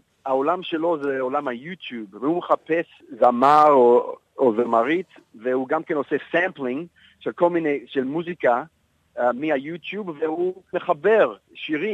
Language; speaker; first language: Hebrew; non-native, fluent; English